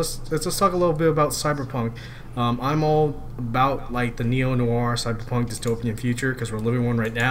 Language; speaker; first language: English; native; English